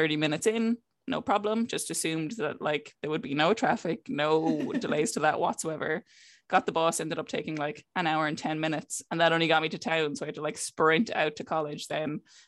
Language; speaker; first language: English; native; English